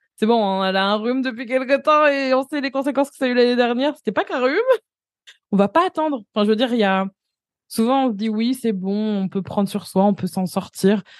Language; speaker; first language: French; native; French